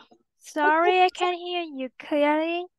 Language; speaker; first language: English; non-native, fluent; Vietnamese